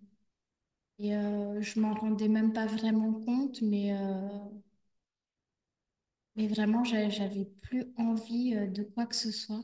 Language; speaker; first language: French; native; French